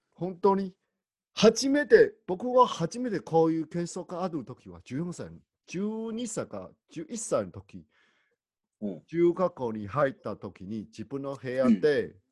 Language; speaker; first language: Japanese; non-native, learner; Chinese